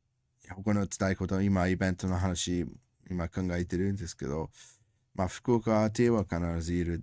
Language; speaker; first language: Japanese; non-native, learner; English